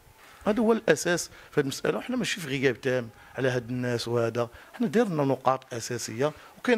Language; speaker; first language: Arabic; native; Arabic